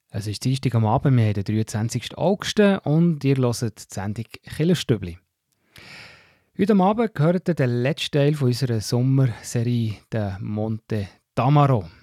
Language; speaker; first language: German; native; German